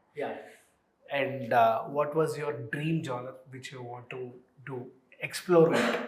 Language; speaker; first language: Telugu; native; Telugu